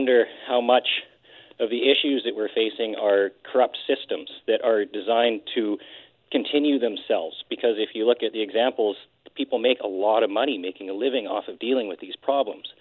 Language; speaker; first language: English; native; English